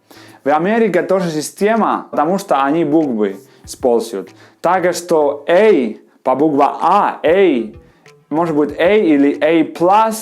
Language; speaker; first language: Russian; non-native, fluent; Spanish